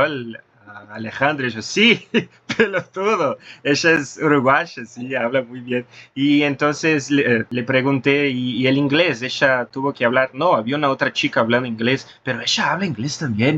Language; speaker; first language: Spanish; non-native, fluent; Portuguese